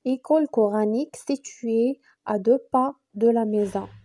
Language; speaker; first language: French; non-native, local second language; Arabic